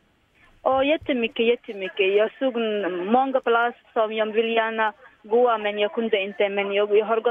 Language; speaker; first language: Swedish; non-native, learner; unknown